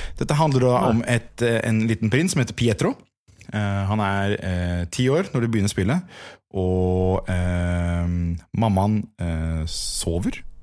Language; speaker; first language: Norwegian; native; Norwegian